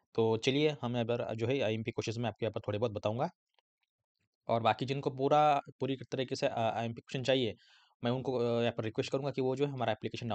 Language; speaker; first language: Hindi; non-native, local second language; Marathi